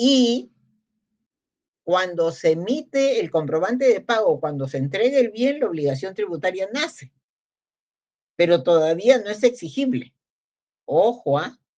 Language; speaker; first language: Spanish; native; Spanish